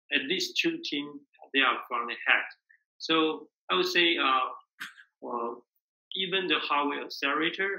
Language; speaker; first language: English; non-native, learner; Chinese